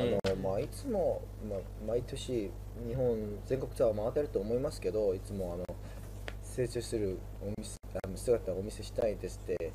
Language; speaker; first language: Japanese; non-native, fluent; Korean